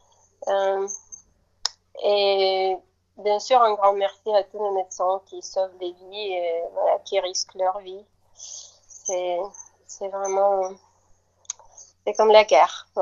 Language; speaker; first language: French; non-native, fluent; Russian